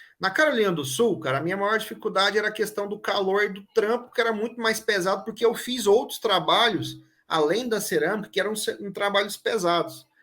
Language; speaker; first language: Portuguese; native; Portuguese